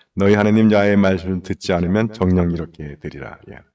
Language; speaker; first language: Korean; native; Korean